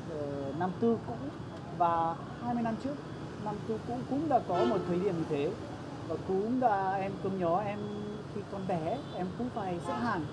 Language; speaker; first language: Vietnamese; non-native, fluent; Serbian